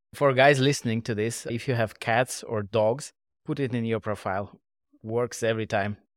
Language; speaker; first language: English; non-native, fluent; Russian